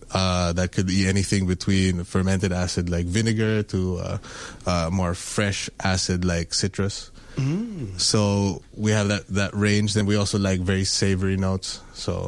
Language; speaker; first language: English; non-native, local second language; Filipino